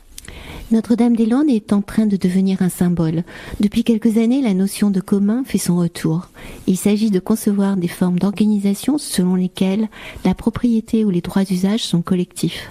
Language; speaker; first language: French; native; French